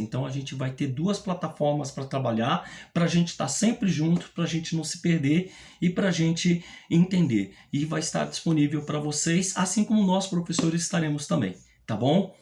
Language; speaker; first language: Portuguese; native; Portuguese